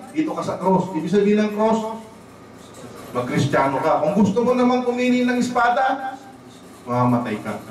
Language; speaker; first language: Filipino; non-native, local second language; Waray